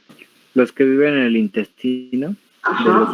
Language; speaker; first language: Spanish; native; Spanish